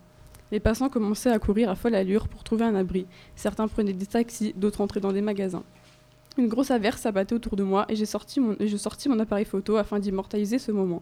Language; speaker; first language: French; native; French